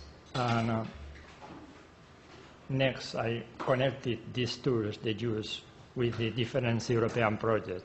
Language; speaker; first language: English; non-native, learner; Spanish